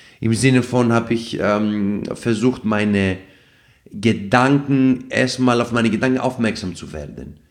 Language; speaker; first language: German; non-native, fluent; Greek